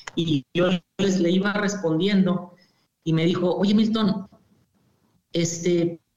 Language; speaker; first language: Spanish; native; Spanish